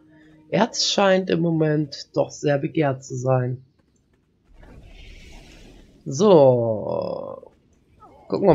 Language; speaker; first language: German; native; German